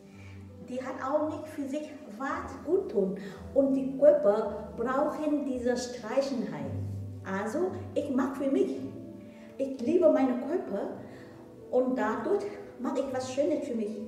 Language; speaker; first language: German; non-native, learner; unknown